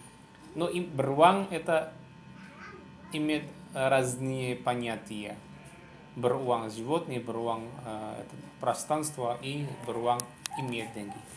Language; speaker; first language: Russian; non-native, learner; Javanese